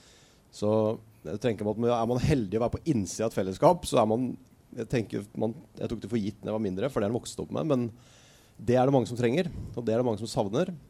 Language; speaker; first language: Norwegian; native; Norwegian